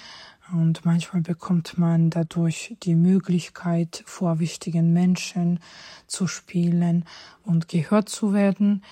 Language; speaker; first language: German; non-native, fluent; Georgian